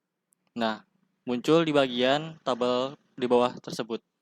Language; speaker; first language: Indonesian; native; Indonesian